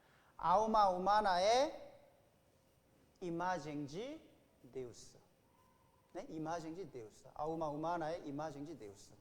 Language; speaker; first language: Portuguese; non-native, fluent; Korean